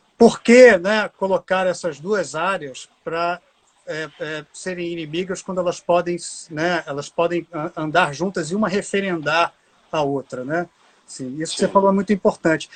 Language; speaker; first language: Portuguese; native; Portuguese